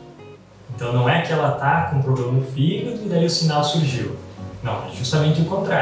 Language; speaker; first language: Portuguese; native; Portuguese